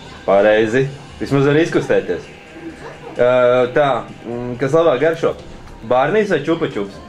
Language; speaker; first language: Latvian; native; Latvian